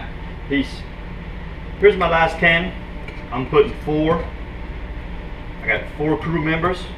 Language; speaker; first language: English; native; English